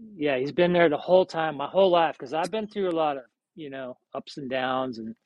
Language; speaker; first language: English; native; English